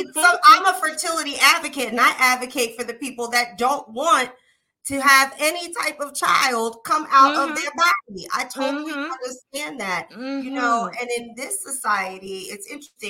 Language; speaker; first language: English; native; English